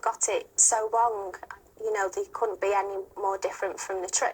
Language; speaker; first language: English; native; English